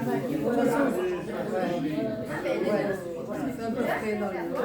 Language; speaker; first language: French; native; French